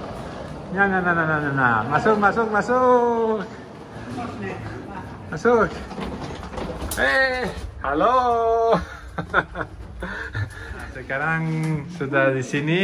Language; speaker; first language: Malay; non-native, fluent; Catalan